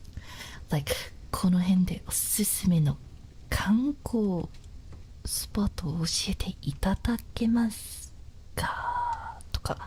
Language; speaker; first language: Japanese; non-native, learner; English